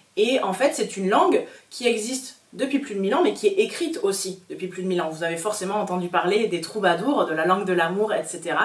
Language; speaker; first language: French; native; French